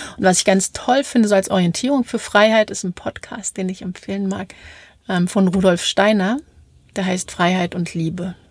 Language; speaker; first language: German; native; German